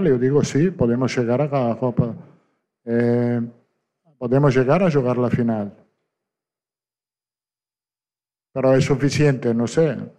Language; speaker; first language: Portuguese; non-native, fluent; Italian